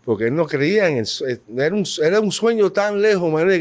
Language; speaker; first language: Spanish; early bilingual, heritage; Spanish